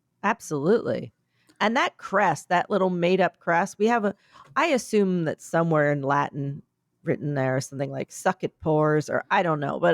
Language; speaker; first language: English; native; English